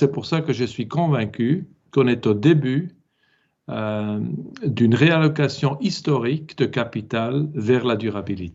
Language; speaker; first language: French; non-native, local second language; German